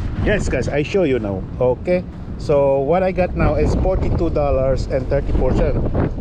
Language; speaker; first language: English; non-native, local second language; Filipino